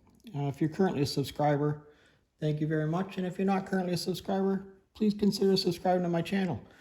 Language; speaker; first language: English; native; English